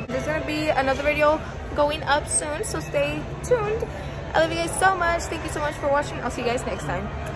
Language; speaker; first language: English; early bilingual, other home language; Spanish